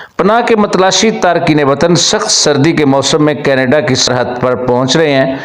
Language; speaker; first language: Urdu; native; Urdu